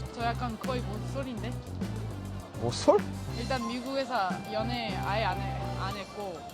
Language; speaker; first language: Korean; non-native, fluent; English